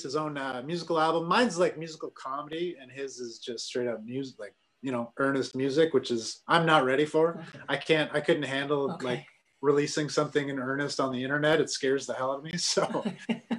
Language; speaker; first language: English; native; English